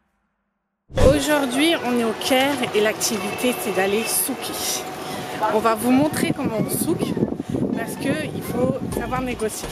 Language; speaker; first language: French; native; French